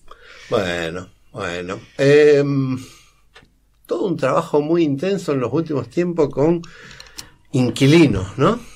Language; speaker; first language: Spanish; native; Spanish